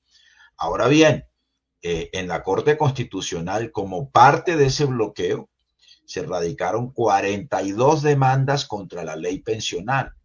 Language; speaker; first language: Spanish; native; Spanish